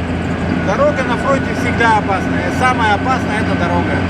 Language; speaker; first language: Russian; native; Russian